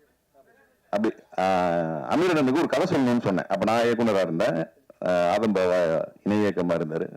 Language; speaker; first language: Tamil; native; Tamil